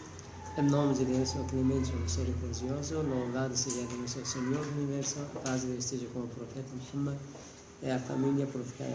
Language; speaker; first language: Portuguese; non-native, fluent; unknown